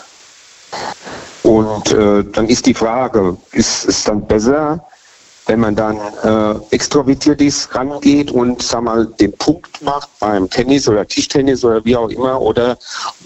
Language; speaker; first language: German; native; German